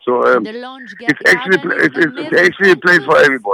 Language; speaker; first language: English; non-native, fluent; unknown